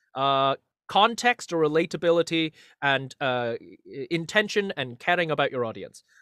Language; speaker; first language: English; native; English